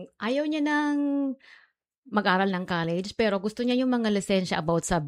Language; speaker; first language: Filipino; non-native, local second language; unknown